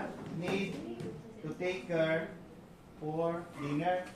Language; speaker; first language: English; non-native, local second language; Cebuano